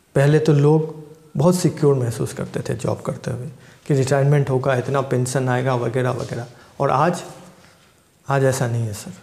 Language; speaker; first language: Hindi; non-native, local second language; Bangla